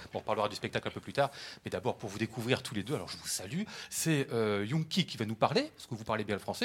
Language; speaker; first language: French; native; French